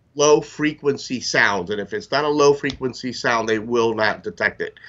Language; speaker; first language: English; native; English